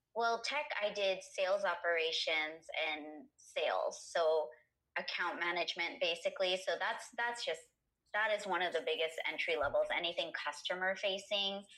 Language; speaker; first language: English; native; English